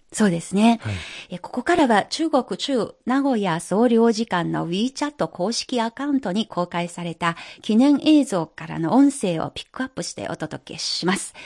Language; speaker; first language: Japanese; non-native, fluent; Chinese